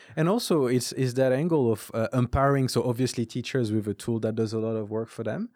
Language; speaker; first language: English; non-native, fluent; French